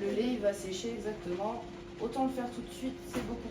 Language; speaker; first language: French; native; French